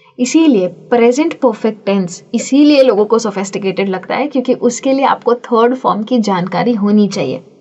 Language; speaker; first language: Hindi; native; Hindi